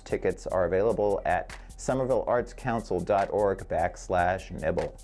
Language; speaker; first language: English; native; English